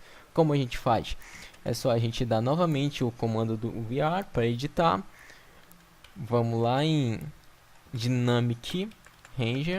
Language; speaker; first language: Portuguese; native; Portuguese